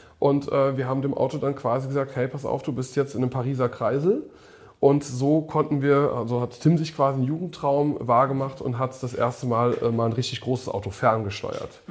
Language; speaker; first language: German; early bilingual, other home language; English